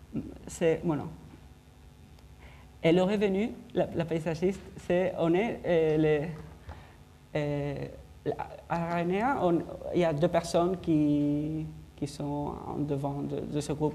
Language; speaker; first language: French; non-native, fluent; Spanish